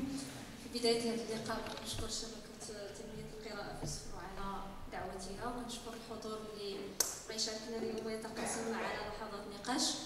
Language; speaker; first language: Arabic; native; Arabic